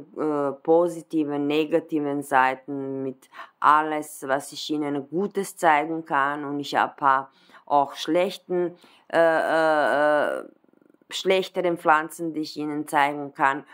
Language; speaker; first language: German; non-native, fluent; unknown